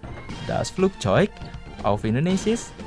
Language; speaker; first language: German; non-native, fluent; Indonesian